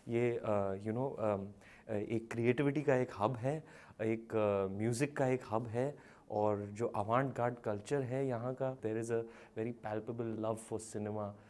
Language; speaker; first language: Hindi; native; Hindi